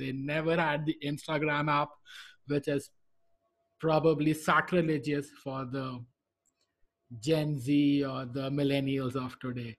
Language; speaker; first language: English; non-native, local second language; Hindi